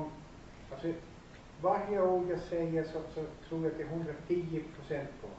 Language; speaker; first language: Swedish; non-native, fluent; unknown